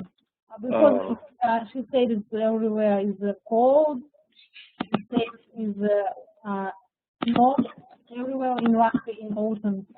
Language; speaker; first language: English; non-native, learner; Russian